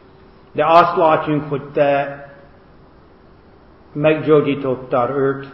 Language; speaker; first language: Hungarian; non-native, fluent; English